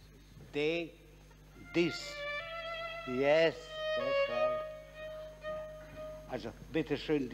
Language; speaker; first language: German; non-native, fluent; Russian